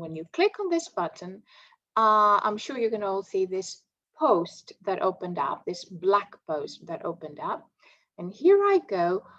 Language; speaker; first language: English; non-native, fluent; Greek